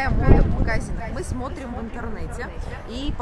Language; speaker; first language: Russian; native; Russian